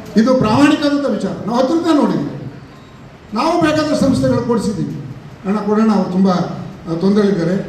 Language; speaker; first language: Kannada; native; Kannada